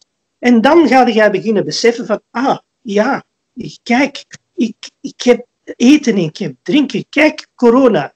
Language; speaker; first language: Dutch; early bilingual, other home language; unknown